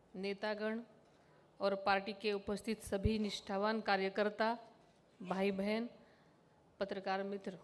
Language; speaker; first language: Hindi; non-native, local second language; Marathi